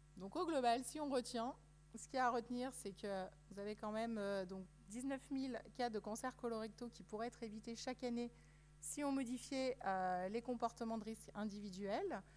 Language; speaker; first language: French; native; French